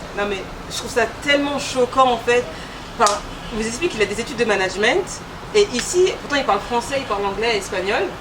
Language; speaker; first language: French; native; French